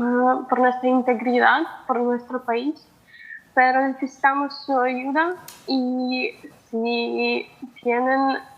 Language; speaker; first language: Spanish; non-native, fluent; Ukrainian